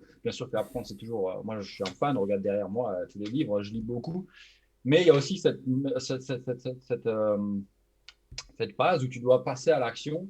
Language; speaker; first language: French; native; French